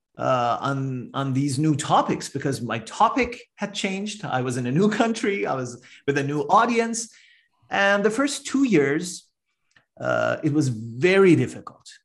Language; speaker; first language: English; non-native, fluent; Persian